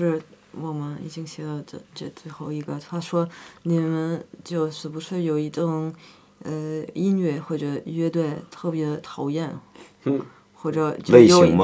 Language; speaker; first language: Chinese; non-native, fluent; German